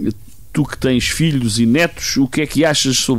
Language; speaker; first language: Portuguese; native; Portuguese